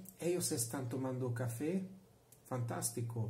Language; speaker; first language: Spanish; non-native, learner; Hungarian